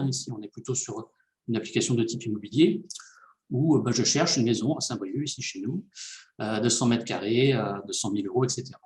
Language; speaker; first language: French; native; French